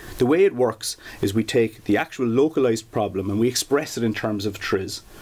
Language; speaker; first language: English; native; English